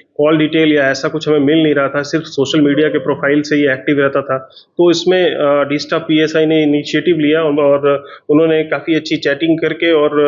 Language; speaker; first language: Hindi; non-native, local second language; Gujarati